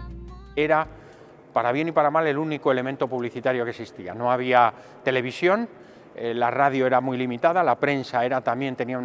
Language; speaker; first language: Spanish; native; Spanish